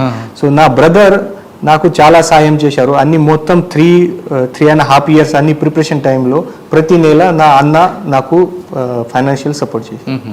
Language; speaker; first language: Telugu; non-native, learner; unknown